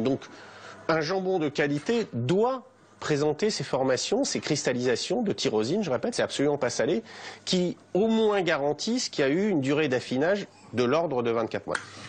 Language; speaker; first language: French; native; French